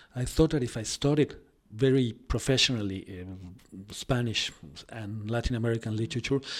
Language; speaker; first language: English; non-native, fluent; Spanish